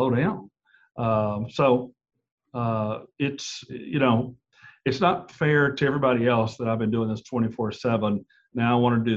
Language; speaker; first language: English; native; English